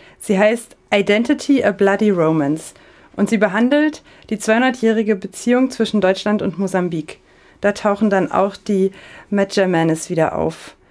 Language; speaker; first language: German; native; German